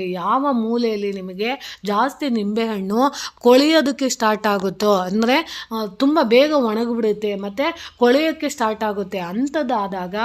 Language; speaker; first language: Kannada; native; Kannada